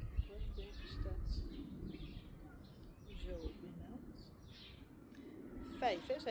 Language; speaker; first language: Dutch; native; Dutch